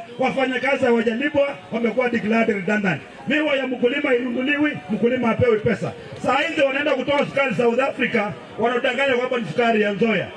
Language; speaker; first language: Swahili; non-native, local second language; Luyia